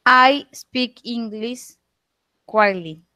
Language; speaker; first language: English; non-native, learner; Spanish